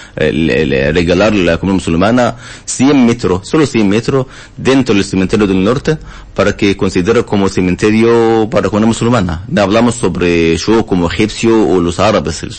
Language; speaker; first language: Spanish; non-native, learner; Arabic